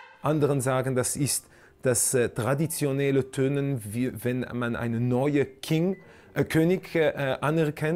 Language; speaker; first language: German; non-native, fluent; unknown